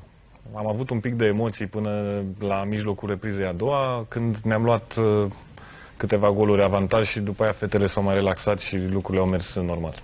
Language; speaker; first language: Romanian; native; Romanian